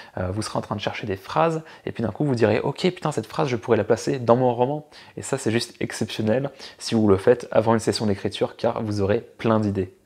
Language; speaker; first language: French; native; French